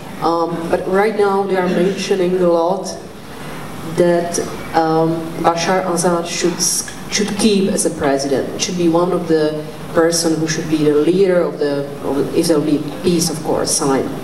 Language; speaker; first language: English; non-native, fluent; Czech